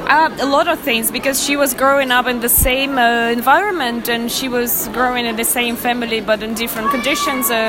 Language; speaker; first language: English; non-native, fluent; Russian